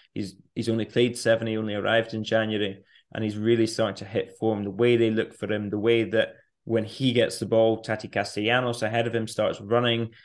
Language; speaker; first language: English; native; English